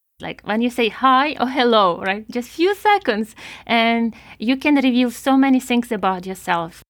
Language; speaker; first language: English; non-native, fluent; Ukrainian